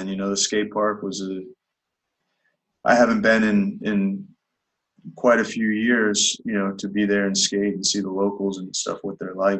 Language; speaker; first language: English; native; English